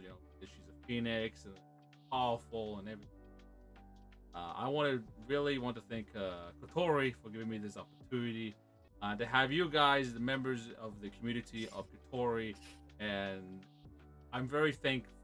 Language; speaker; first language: English; early bilingual, other home language; Spanish